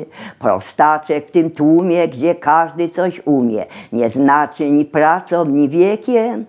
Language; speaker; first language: Polish; native; Polish